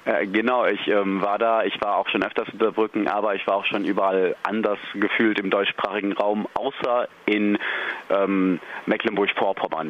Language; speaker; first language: German; native; German